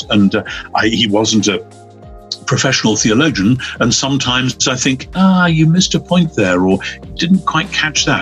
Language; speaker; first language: English; native; English